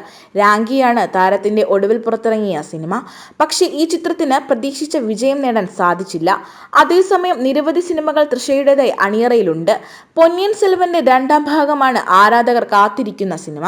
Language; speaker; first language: Malayalam; native; Malayalam